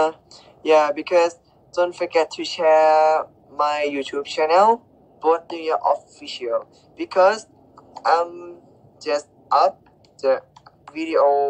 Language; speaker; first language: English; non-native, learner; Thai